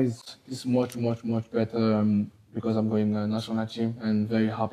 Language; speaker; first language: English; non-native, learner; French